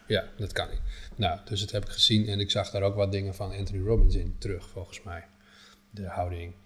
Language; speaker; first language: Dutch; native; Dutch